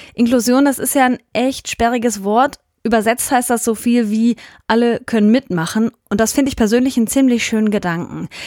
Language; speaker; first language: German; native; German